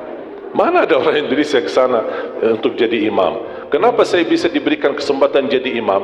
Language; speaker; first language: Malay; non-native, fluent; Arabic